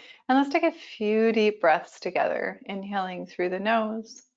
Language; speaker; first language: English; native; English